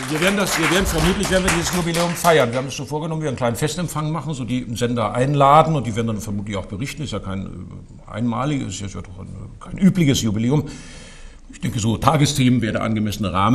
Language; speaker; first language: German; native; German